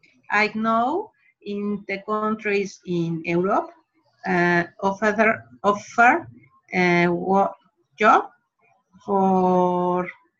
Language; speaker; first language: English; non-native, learner; Spanish